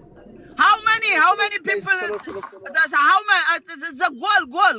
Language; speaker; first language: English; non-native, learner; Amharic